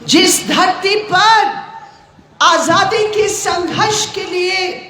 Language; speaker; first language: Hindi; non-native, local second language; Bangla